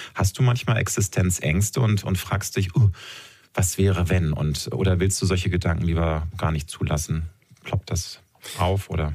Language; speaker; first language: German; native; German